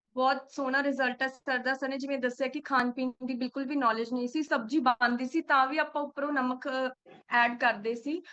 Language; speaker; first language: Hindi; non-native, local second language; Punjabi